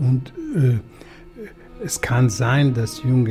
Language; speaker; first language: German; non-native, fluent; Russian